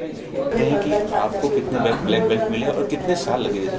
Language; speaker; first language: Hindi; native; Hindi